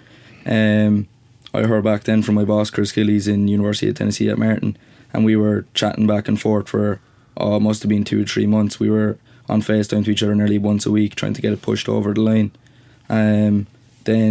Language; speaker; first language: English; native; English